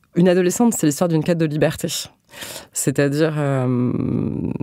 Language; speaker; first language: French; native; French